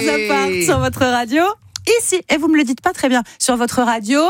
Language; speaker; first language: French; native; French